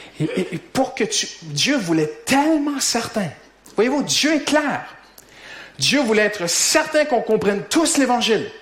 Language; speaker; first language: French; native; French